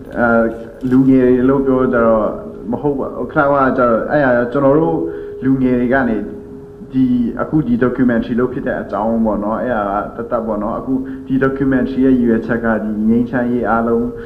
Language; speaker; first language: Burmese; non-native, local second language; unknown